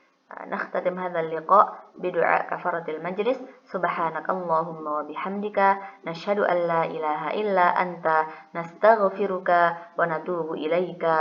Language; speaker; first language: Arabic; non-native, fluent; Indonesian